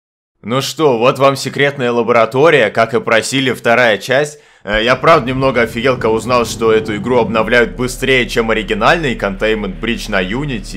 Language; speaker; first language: Russian; native; Russian